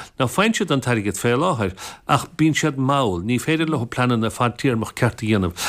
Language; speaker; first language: Irish; native; Irish